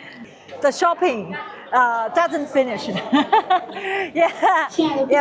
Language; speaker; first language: English; non-native, learner; Chinese